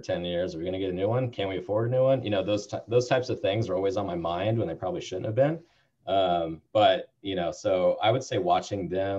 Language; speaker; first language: English; native; English